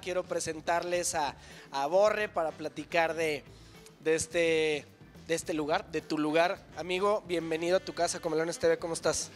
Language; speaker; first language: Spanish; native; Spanish